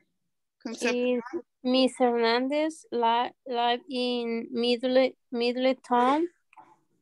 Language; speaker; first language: English; non-native, learner; Spanish